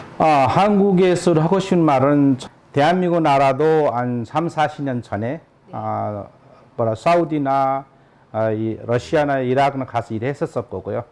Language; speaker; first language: Korean; non-native, fluent; Nepali